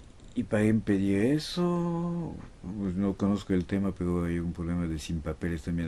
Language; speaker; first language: Spanish; non-native, fluent; French